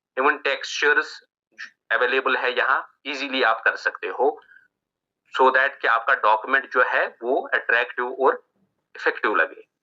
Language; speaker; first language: Hindi; non-native, local second language; Kashmiri